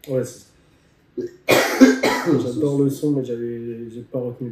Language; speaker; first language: French; native; French